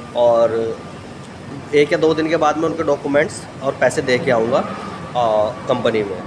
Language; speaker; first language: Hindi; native; Hindi